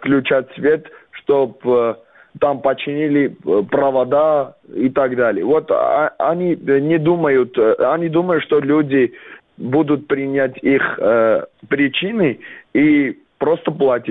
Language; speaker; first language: Russian; non-native, fluent; Armenian